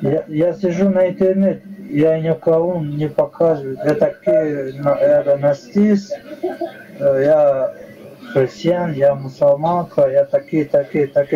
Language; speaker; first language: Russian; non-native, learner; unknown